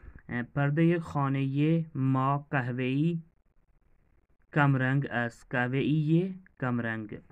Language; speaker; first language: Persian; non-native, fluent; Urdu